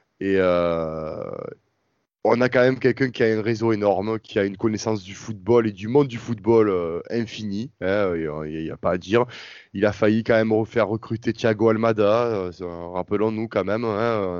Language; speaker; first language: French; native; French